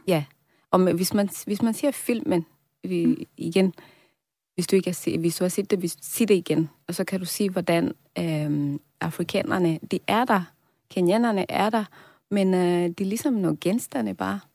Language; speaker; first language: Danish; non-native, fluent; Swahili